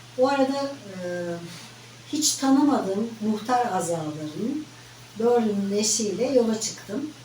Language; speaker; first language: Turkish; native; Turkish